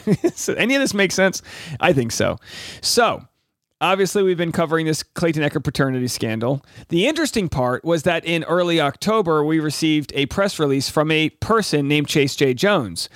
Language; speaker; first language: English; native; English